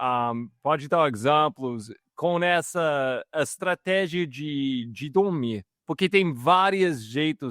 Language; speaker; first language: Portuguese; non-native, fluent; English